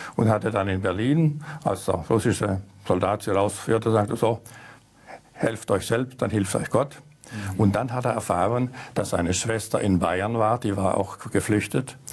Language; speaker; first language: German; native; German